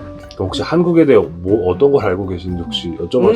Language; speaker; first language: Korean; native; Korean